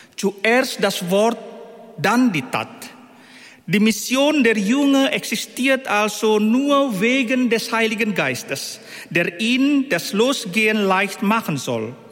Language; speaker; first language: German; non-native, fluent; Indonesian